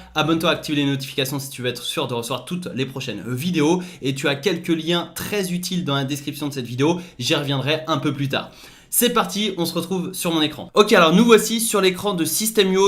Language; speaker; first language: French; native; French